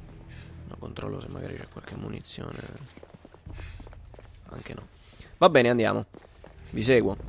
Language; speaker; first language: Italian; native; Italian